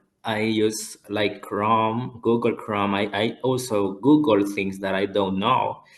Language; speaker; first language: English; non-native, fluent; Spanish